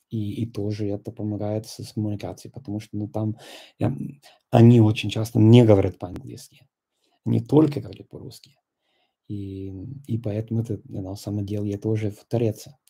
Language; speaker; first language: Russian; non-native, fluent; English